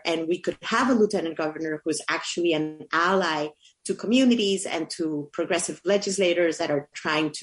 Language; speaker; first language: English; non-native, fluent; Spanish